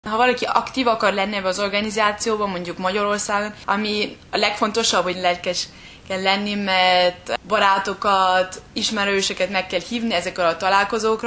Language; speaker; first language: Hungarian; early bilingual, heritage; German